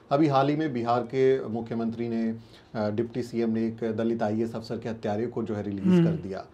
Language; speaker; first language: Hindi; native; Hindi